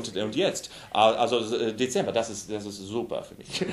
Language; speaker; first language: German; non-native, learner; English